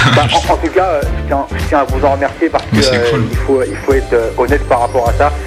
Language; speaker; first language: French; native; French